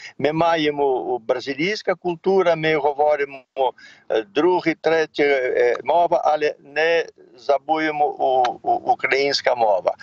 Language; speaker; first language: Ukrainian; early bilingual, heritage; Ukrainian